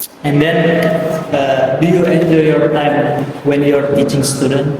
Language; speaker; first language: English; non-native, learner; Indonesian